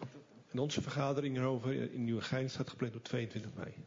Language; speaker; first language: Dutch; native; Dutch